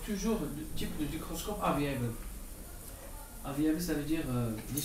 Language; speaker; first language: French; non-native, local second language; Arabic